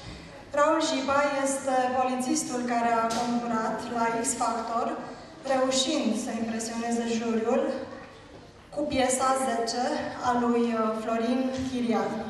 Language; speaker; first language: Romanian; native; Romanian